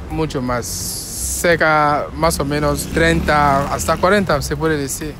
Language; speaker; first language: Spanish; non-native, fluent; French